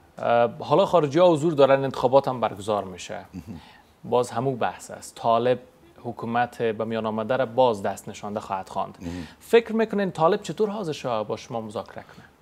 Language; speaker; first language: Persian; native; Persian